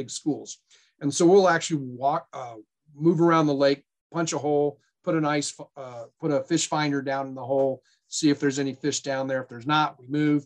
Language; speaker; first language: English; native; English